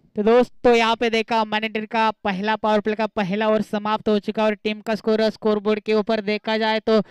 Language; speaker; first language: Hindi; non-native, local second language; Marathi